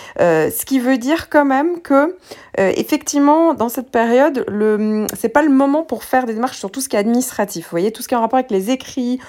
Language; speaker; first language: French; native; French